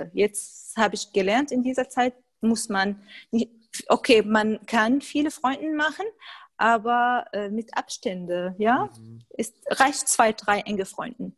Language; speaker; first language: German; non-native, fluent; Arabic